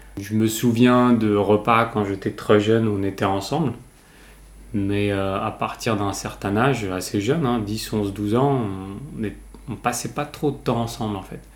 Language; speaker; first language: French; early bilingual, other home language; Kabyle